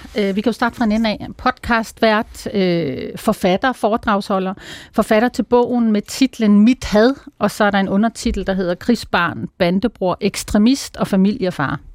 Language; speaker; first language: Danish; native; Danish